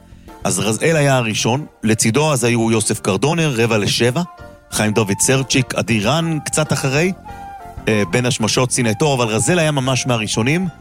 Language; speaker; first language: Hebrew; native; Hebrew